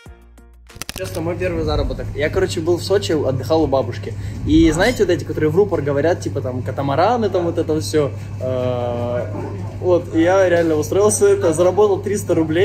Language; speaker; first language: Russian; native; Russian